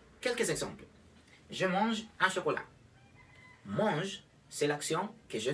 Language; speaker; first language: French; non-native, learner; Spanish